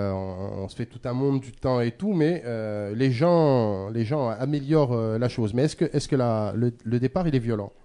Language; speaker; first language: French; native; French